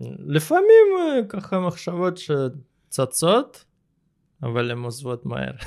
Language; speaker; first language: Hebrew; early bilingual, other home language; Russian